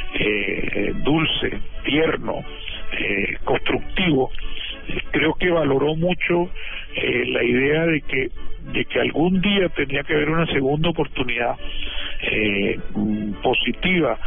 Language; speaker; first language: Spanish; native; Spanish